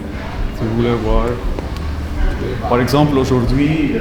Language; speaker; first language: French; non-native, local second language; Arabic